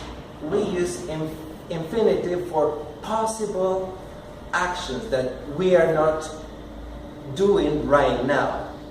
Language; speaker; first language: English; non-native, fluent; Spanish